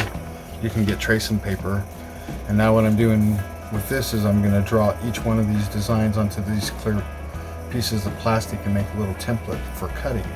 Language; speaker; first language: English; native; English